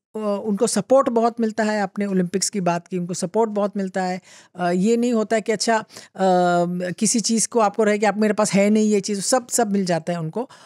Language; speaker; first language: Hindi; non-native, local second language; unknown